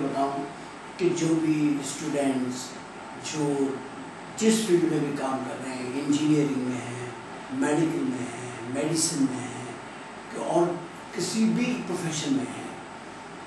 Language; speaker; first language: Urdu; native; Urdu